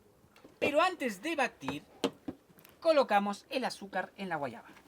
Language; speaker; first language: Spanish; native; Spanish